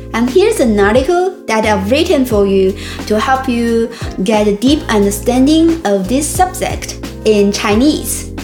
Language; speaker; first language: English; non-native, fluent; Chinese